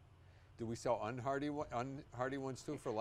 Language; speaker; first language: English; native; English